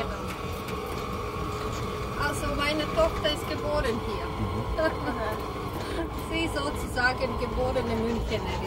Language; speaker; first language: German; non-native, fluent; Bosnian